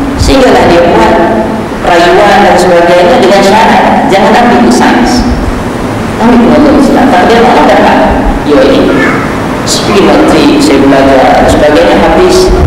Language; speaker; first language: Malay; native; Malay